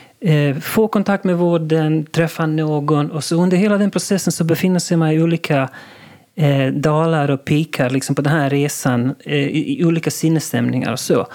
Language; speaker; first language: Swedish; non-native, local second language; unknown